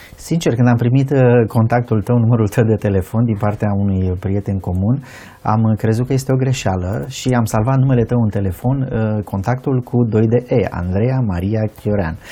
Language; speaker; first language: Romanian; native; Romanian